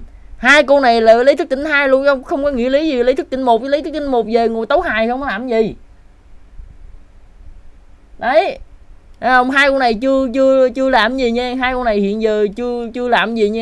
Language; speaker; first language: Vietnamese; native; Vietnamese